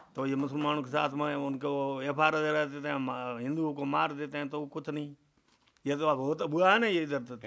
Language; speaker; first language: Hindi; native; Hindi